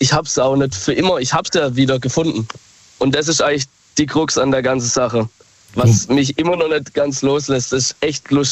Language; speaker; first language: German; native; German